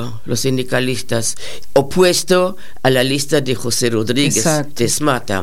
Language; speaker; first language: Spanish; non-native, fluent; German